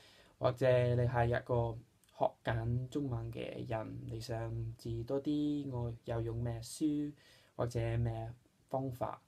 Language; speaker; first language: Cantonese; non-native, fluent; English